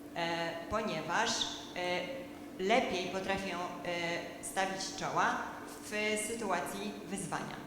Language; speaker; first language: Polish; native; Polish